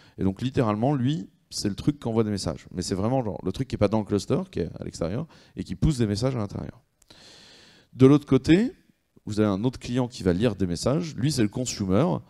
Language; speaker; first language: French; native; French